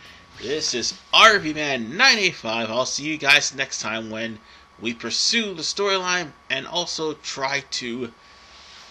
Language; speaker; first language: English; native; English